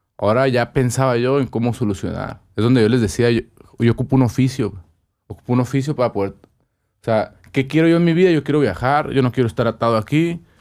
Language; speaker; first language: Spanish; native; Spanish